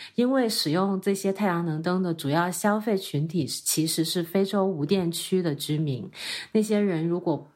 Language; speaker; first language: Chinese; non-native, local second language; Cantonese